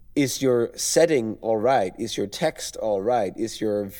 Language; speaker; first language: English; non-native, fluent; Danish